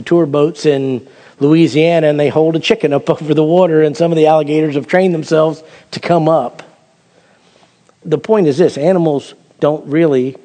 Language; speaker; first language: English; native; English